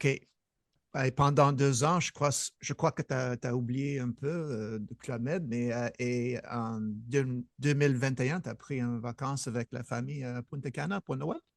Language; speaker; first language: French; non-native, fluent; English